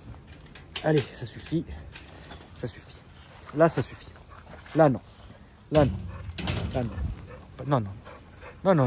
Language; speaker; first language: French; native; French